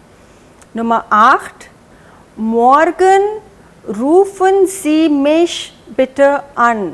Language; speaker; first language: German; non-native, fluent; Hindi